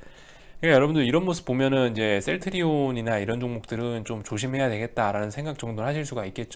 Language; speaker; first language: Korean; native; Korean